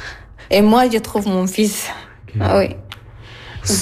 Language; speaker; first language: French; non-native, learner; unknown